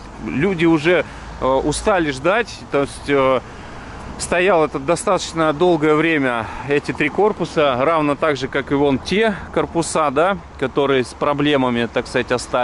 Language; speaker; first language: Russian; native; Russian